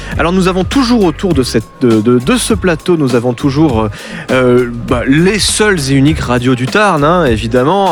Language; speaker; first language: French; native; French